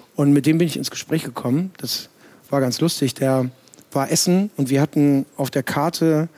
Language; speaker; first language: German; native; German